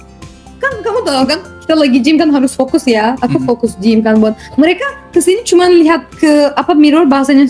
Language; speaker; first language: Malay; non-native, fluent; Turkish